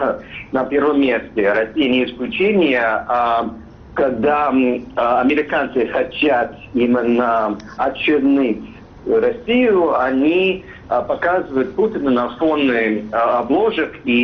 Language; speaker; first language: Russian; non-native, fluent; English